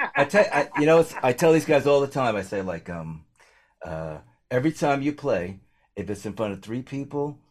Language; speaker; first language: English; native; English